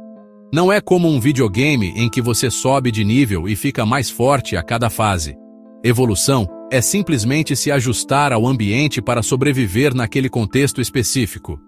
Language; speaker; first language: Portuguese; native; Portuguese